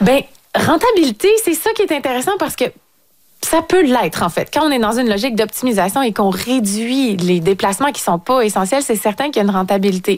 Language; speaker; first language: French; native; French